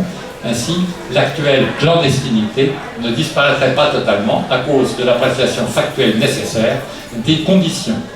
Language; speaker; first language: French; native; French